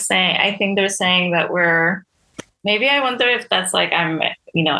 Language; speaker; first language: English; non-native, fluent; Spanish